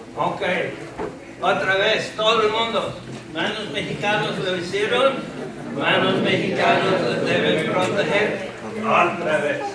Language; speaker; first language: Spanish; non-native, fluent; English